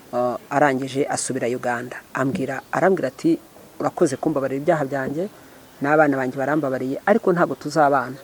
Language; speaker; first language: Kinyarwanda; early bilingual, heritage; Kinyarwanda